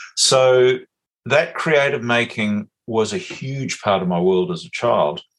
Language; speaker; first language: English; native; English